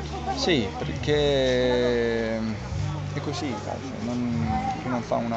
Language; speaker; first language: Italian; non-native, learner; Danish